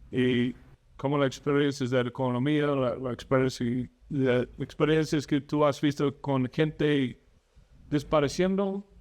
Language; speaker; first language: Spanish; non-native, fluent; English